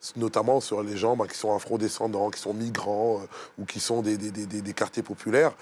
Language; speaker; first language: French; native; French